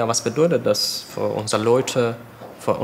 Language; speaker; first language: German; non-native, learner; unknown